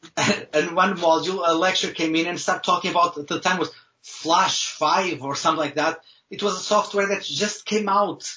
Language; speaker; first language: English; non-native, fluent; Portuguese